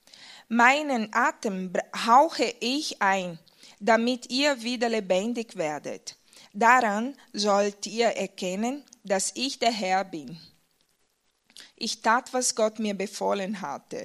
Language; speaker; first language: German; non-native, fluent; Portuguese